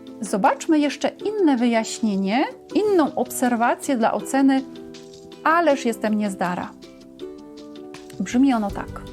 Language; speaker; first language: Polish; native; Polish